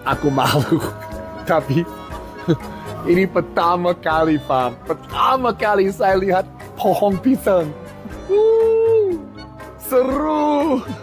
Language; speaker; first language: Indonesian; non-native, learner; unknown